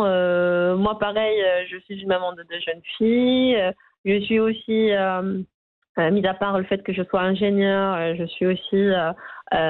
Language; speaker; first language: French; non-native, local second language; Arabic